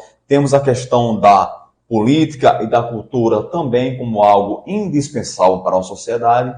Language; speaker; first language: Portuguese; native; Portuguese